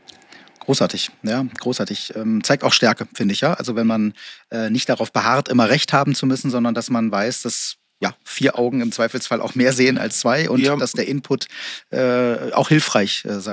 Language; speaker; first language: German; native; German